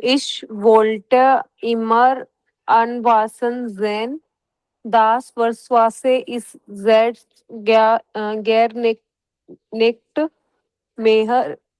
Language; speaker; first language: German; non-native, learner; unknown